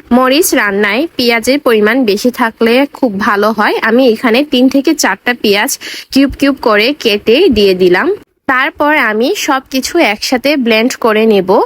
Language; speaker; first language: Bangla; non-native, local second language; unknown